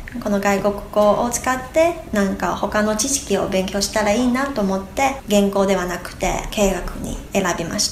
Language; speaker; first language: Japanese; non-native, fluent; Chinese